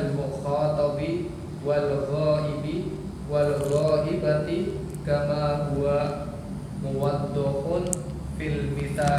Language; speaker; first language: Arabic; non-native, learner; Indonesian